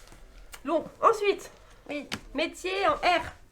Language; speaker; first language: French; native; French